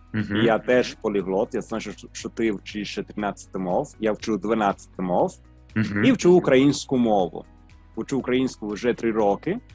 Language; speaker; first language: Ukrainian; non-native, fluent; Italian